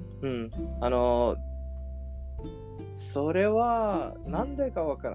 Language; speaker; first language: Japanese; non-native, learner; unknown